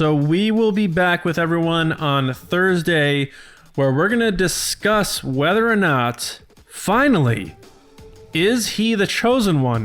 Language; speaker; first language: English; native; English